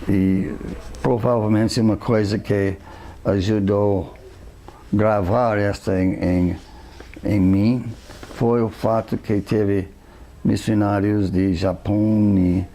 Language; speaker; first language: Portuguese; non-native, fluent; English